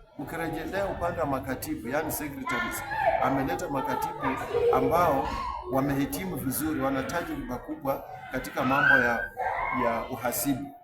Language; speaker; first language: Swahili; non-native, local second language; Luyia